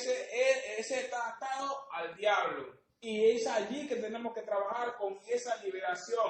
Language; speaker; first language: Spanish; native; Spanish